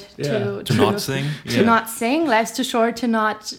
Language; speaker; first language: English; non-native, fluent; German